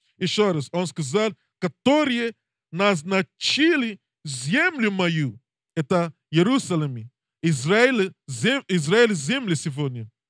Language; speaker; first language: Russian; non-native, learner; English